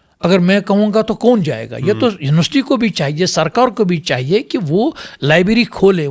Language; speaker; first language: Urdu; non-native, local second language; Kashmiri